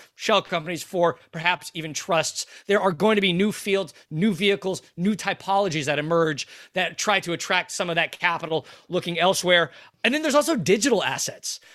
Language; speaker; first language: English; native; English